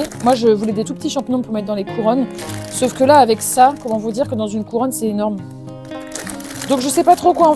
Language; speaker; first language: French; native; French